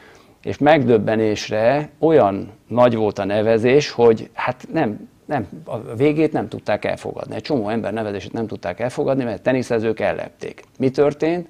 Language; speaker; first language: Hungarian; native; Hungarian